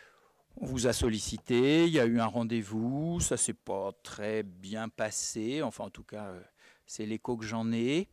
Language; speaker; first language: French; native; French